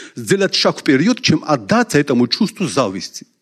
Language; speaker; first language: Russian; non-native, local second language; Georgian